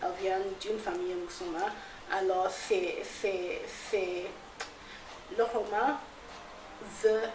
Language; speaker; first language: French; non-native, fluent; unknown